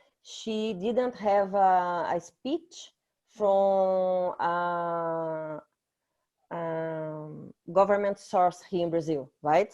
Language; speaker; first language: English; non-native, fluent; Portuguese